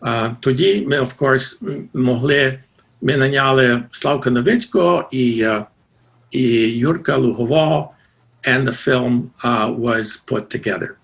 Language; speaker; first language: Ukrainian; early bilingual, heritage; Ukrainian